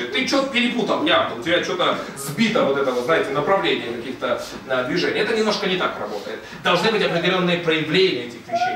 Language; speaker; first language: Russian; native; Russian